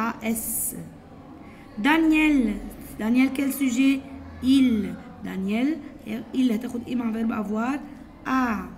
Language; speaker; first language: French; non-native, fluent; Arabic